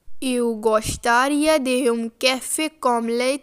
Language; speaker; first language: Portuguese; non-native, learner; Urdu